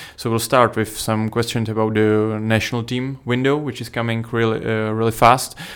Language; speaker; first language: English; non-native, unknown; Czech